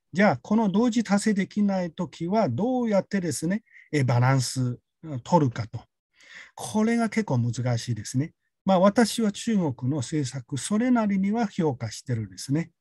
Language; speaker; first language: Japanese; non-native, fluent; Chinese